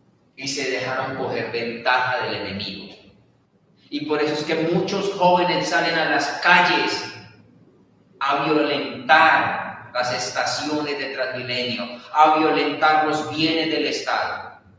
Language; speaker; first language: Spanish; native; Spanish